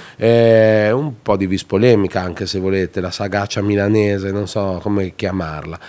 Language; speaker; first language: Italian; native; Italian